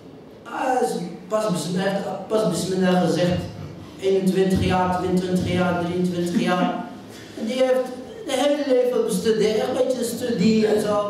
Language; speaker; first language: Dutch; non-native, fluent; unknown